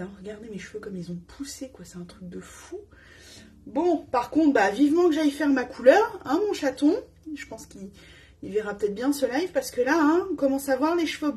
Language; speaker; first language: French; native; French